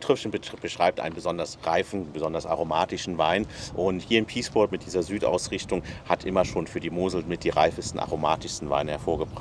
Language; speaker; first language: German; native; German